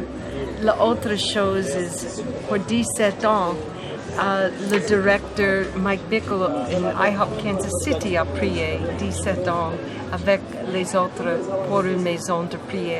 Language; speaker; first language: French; non-native, learner; English